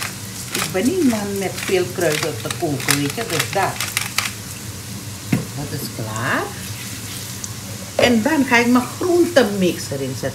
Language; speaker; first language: Dutch; non-native, local second language; Caribbean Hindustani